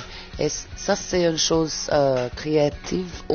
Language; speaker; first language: French; non-native, learner; English